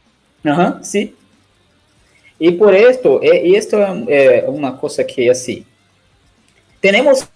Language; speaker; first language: Spanish; non-native, learner; Portuguese